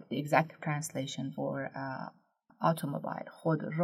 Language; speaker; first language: English; non-native, fluent; Persian